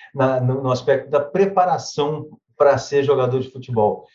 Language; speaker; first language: Portuguese; native; Portuguese